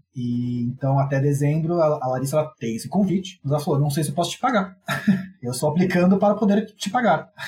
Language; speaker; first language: Portuguese; native; Portuguese